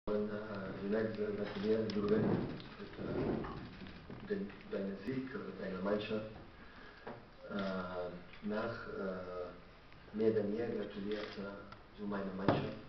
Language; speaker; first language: German; non-native, learner; Catalan